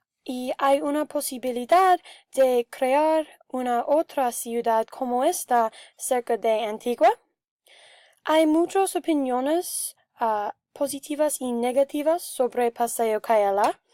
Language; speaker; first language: Spanish; non-native, learner; English